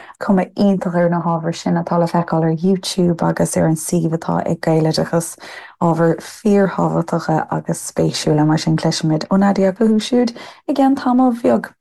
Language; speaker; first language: Irish; non-native, local second language; English